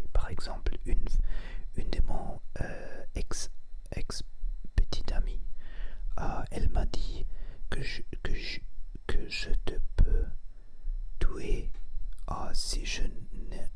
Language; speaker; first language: French; non-native, learner; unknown